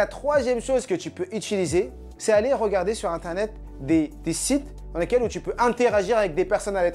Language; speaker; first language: French; native; French